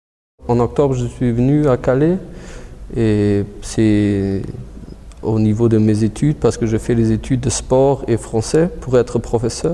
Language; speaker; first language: French; early bilingual, heritage; German